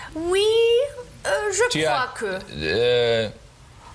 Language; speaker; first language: French; non-native, learner; German